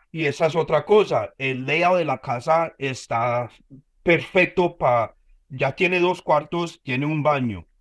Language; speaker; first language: Spanish; early bilingual, heritage; Spanish